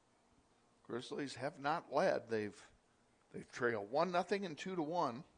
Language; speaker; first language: English; native; English